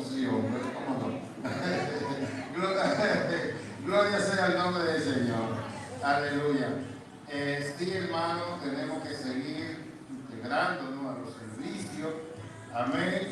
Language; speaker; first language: Spanish; native; Spanish